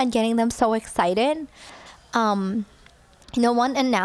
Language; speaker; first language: English; early bilingual, other home language; Cantonese